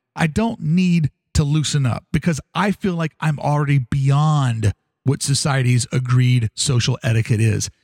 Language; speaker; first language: English; native; English